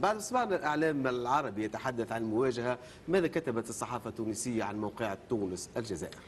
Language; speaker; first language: Arabic; native; Arabic